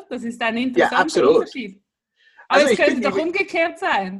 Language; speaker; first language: German; native; German